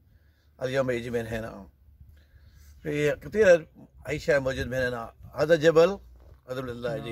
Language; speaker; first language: Arabic; non-native, learner; Punjabi